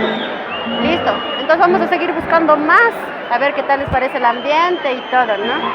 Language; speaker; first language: Spanish; native; Spanish